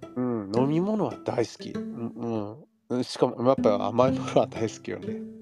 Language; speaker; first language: Japanese; early bilingual, heritage; Japanese